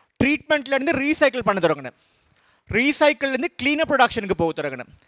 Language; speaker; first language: Tamil; non-native, local second language; Sinhala